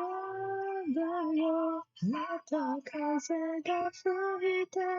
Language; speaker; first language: Japanese; non-native, learner; Malay